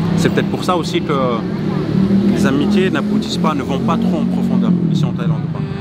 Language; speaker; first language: French; native; French